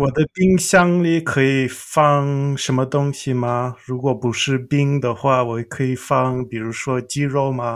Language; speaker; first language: Chinese; non-native, learner; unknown